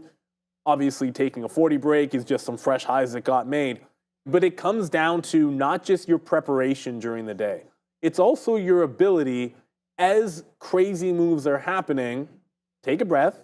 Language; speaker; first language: English; native; English